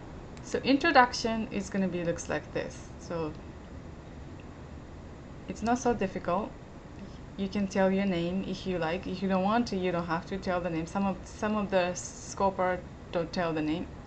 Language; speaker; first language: English; non-native, fluent; Japanese